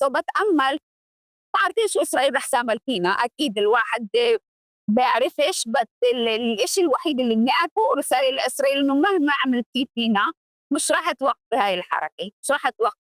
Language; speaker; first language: Arabic; early bilingual, heritage; Arabic